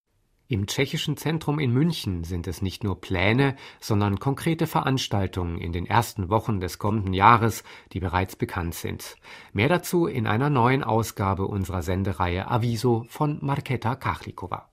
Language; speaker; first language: German; native; German